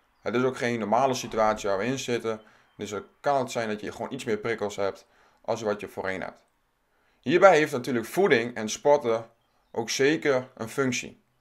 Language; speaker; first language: Dutch; native; Dutch